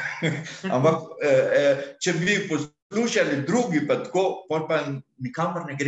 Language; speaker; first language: Slovenian; non-native, fluent; Arabic